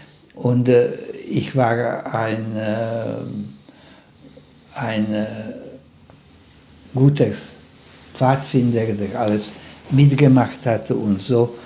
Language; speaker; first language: German; non-native, fluent; Slovak